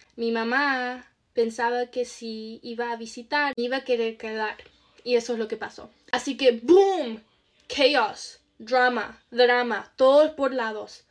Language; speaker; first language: Spanish; early bilingual, heritage; Spanish